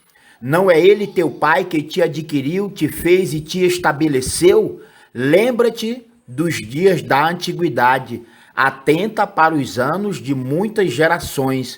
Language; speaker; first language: Portuguese; native; Portuguese